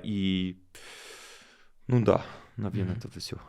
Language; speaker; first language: Russian; non-native, learner; English